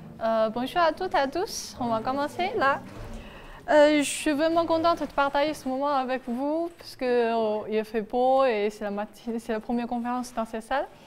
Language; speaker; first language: French; non-native, fluent; Chinese